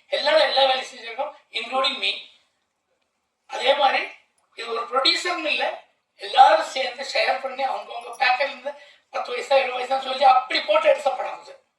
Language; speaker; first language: Tamil; non-native, local second language; Malayalam